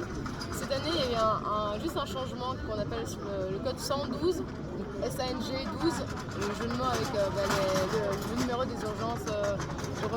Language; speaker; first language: French; native; French